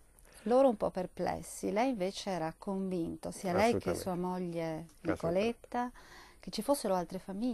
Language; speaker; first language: Italian; native; Italian